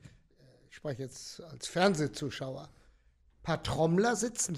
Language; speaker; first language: German; native; German